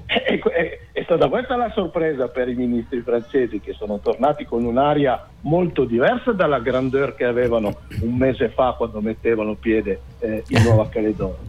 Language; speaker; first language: Italian; native; Italian